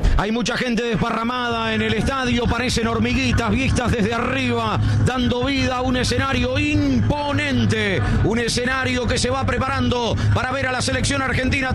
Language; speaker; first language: Spanish; native; Spanish